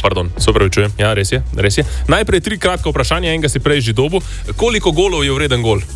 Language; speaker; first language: Slovenian; native; Slovenian